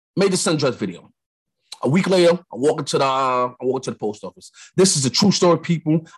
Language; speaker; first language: English; native; English